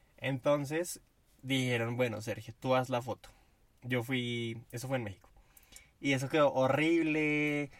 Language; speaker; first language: Spanish; native; Spanish